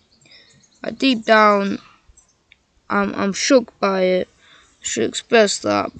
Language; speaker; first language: English; native; English